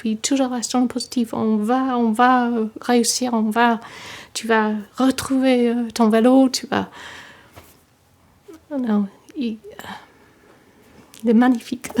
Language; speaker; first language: French; non-native, fluent; English